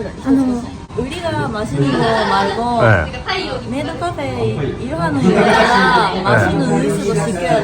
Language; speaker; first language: Korean; non-native, learner; Japanese